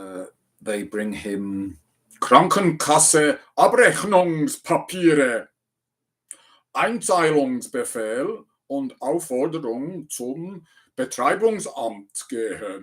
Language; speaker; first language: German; non-native, learner; English